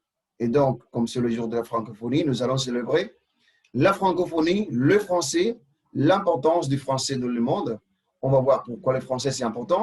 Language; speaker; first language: French; non-native, fluent; Spanish